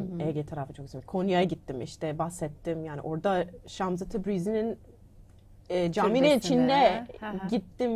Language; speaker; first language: Turkish; non-native, learner; English